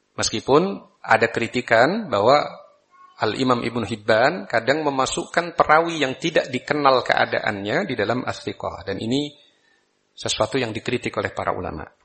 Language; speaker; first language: Malay; non-native, local second language; Javanese